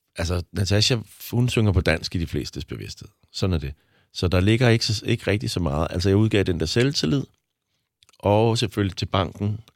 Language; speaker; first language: Danish; native; Danish